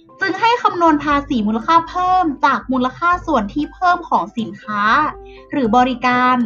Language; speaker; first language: Thai; native; Thai